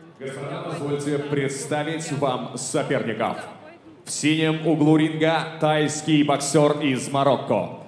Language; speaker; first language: Russian; native; Russian